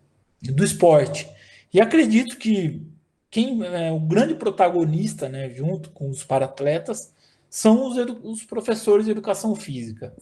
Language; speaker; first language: Portuguese; native; Portuguese